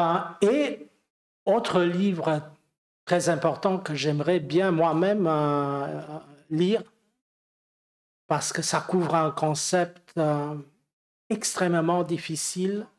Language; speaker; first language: French; non-native, fluent; Romanian